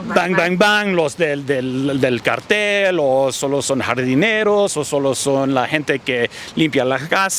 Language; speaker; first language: Spanish; early bilingual, heritage; English